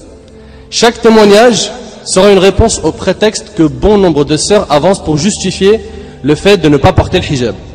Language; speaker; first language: French; native; French